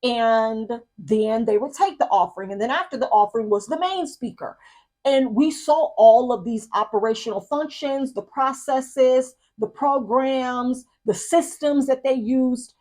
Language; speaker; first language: English; native; English